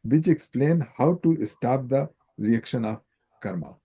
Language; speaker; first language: English; non-native, local second language; Hindi